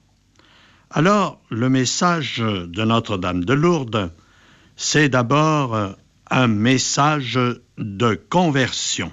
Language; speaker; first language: French; native; French